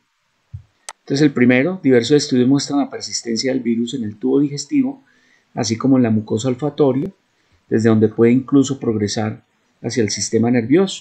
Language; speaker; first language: Spanish; native; Spanish